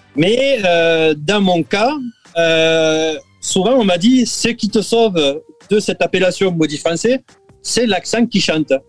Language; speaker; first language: French; native; French